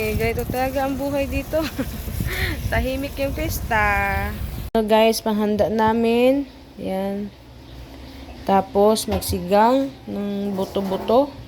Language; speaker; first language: Filipino; non-native, local second language; Cebuano